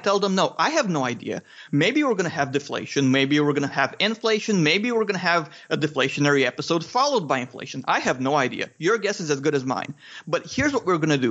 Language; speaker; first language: English; non-native, fluent; Romanian